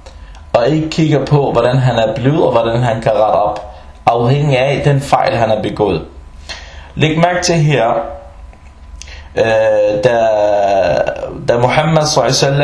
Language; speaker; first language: Danish; early bilingual, other home language; Arabic